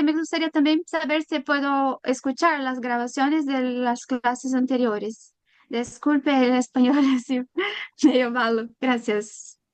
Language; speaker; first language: Spanish; non-native, learner; Portuguese